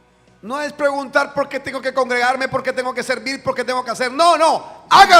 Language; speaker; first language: Spanish; native; Spanish